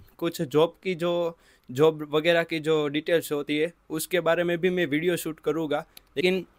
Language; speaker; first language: Hindi; non-native, local second language; Gujarati